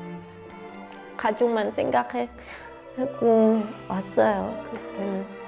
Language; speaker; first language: Korean; non-native, fluent; Khmer